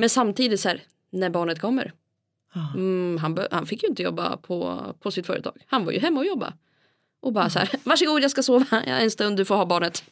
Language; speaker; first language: Swedish; native; Swedish